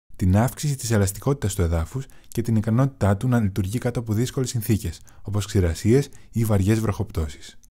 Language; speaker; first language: Greek; non-native, learner; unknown